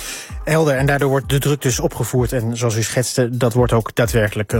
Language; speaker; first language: Dutch; native; Dutch